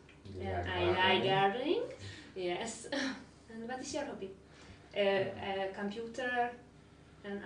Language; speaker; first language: English; non-native, learner; Hungarian